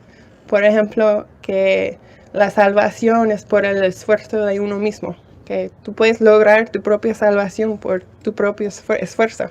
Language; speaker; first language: Spanish; non-native, fluent; English